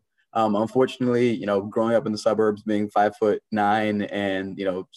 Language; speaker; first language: English; native; English